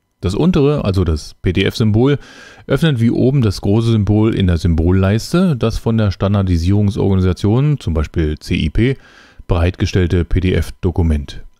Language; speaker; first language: German; native; German